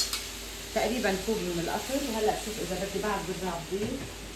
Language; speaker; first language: Arabic; native; Arabic